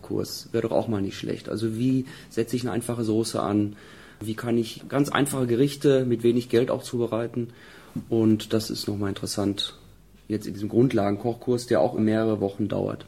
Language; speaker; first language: German; native; German